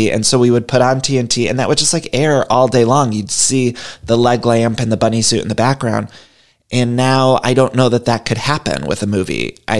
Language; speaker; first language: English; native; English